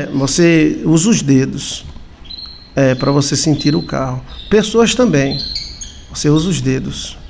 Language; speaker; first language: Portuguese; native; Portuguese